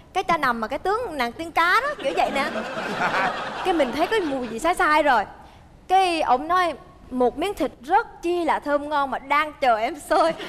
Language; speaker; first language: Vietnamese; early bilingual, heritage; Vietnamese